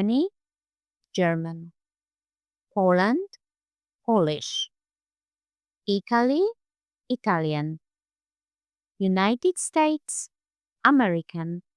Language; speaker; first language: English; non-native, fluent; Polish